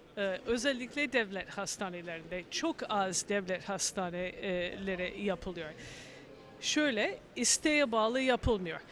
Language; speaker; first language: Turkish; non-native, fluent; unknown